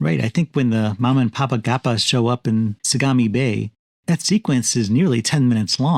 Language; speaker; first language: English; native; English